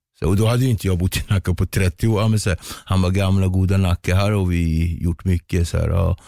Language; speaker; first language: Swedish; early bilingual, other home language; Kabuverdianu